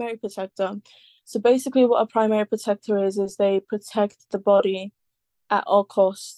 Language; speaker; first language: English; native; English